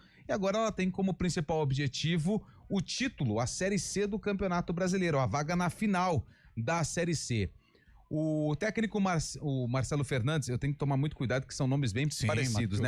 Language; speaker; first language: Portuguese; native; Portuguese